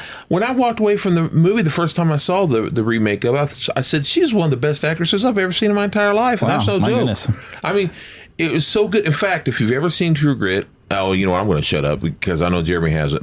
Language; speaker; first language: English; native; English